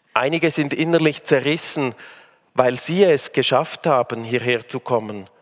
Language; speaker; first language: German; native; German